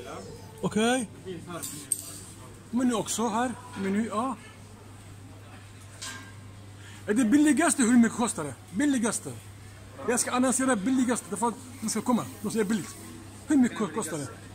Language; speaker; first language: Swedish; non-native, learner; Kurdish